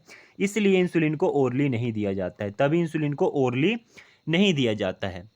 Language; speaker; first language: Hindi; native; Hindi